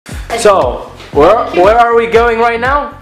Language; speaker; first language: English; non-native, fluent; Arabic